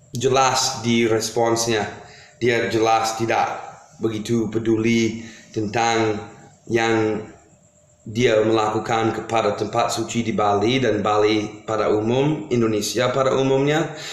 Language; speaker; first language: Indonesian; non-native, fluent; English